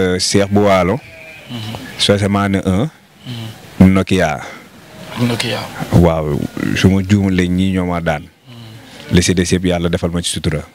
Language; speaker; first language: Wolof; non-native, local second language; Fula